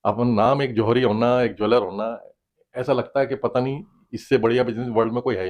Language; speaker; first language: Hindi; native; Hindi